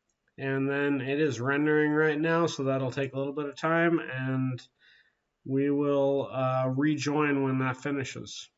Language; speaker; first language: English; native; English